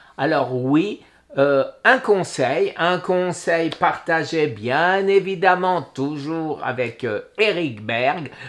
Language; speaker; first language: French; native; French